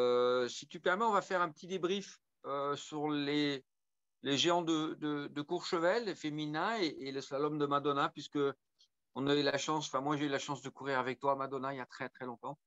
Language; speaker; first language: French; native; French